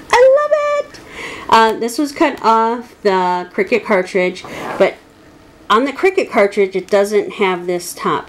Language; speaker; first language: English; native; English